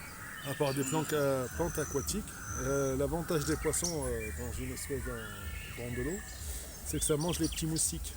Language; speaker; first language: French; native; French